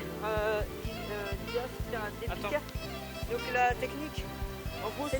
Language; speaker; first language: French; native; French